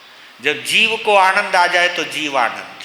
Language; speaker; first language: Hindi; native; Hindi